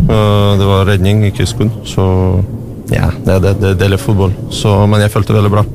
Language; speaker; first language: Norwegian; non-native, learner; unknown